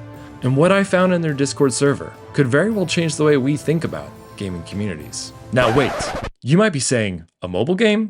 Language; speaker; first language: English; native; English